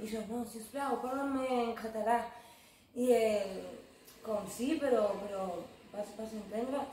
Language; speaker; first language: Catalan; non-native, learner; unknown